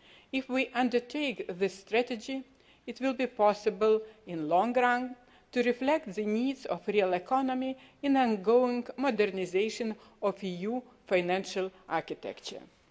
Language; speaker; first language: English; non-native, fluent; Lithuanian